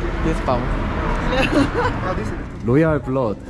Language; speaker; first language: Spanish; non-native, learner; Korean